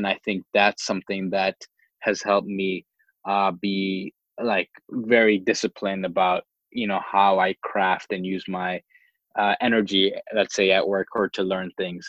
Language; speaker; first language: English; non-native, local second language; Swahili